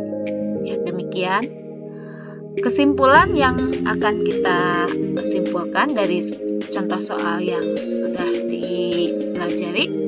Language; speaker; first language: Indonesian; native; Indonesian